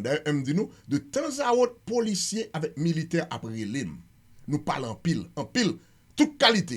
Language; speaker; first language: Haitian Creole; native; Haitian Creole